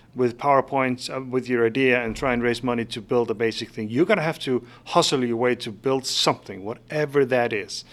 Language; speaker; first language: English; non-native, fluent; Faroese